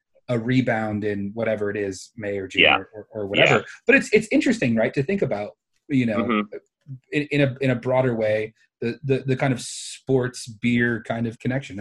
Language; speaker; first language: English; native; English